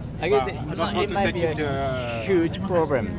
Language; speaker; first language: English; non-native, learner; Japanese